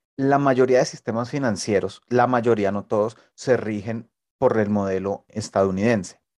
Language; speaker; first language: Spanish; native; Spanish